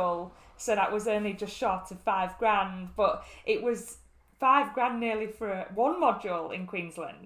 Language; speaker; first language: English; native; English